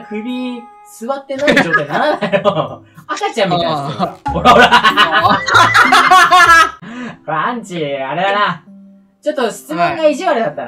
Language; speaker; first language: Japanese; native; Japanese